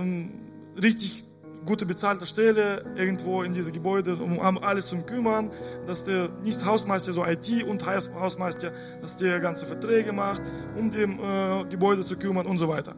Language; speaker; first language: German; non-native, fluent; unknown